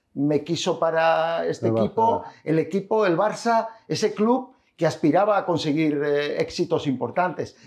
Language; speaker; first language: Spanish; native; Spanish